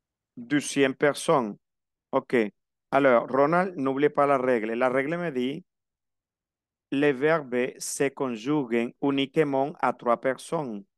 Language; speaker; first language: French; non-native, fluent; Spanish